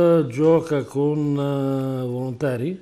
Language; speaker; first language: Romanian; non-native, learner; Italian